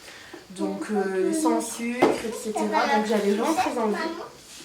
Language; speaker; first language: French; native; French